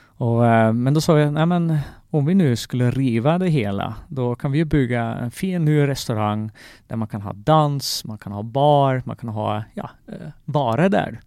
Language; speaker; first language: Swedish; non-native, fluent; Dutch